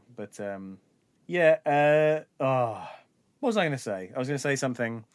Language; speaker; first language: English; native; English